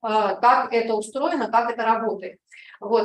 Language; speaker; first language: Russian; native; Russian